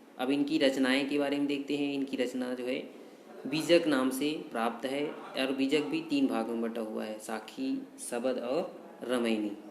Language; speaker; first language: Hindi; native; Hindi